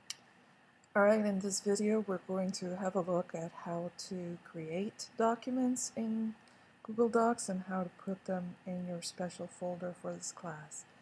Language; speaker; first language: English; native; English